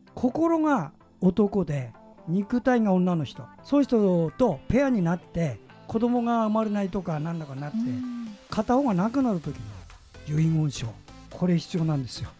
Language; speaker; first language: Japanese; native; Japanese